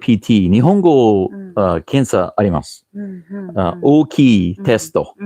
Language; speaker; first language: Japanese; non-native, learner; English